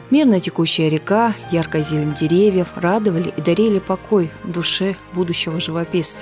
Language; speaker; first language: Russian; native; Russian